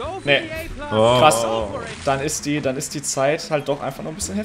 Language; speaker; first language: German; native; German